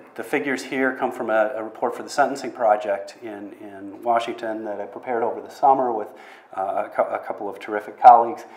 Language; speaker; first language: English; native; English